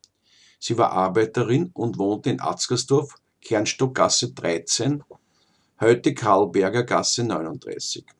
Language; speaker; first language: German; native; German